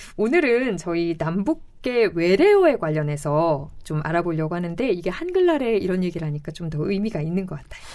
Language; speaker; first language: Korean; native; Korean